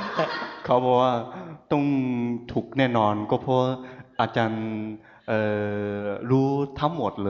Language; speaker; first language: Thai; non-native, fluent; Chinese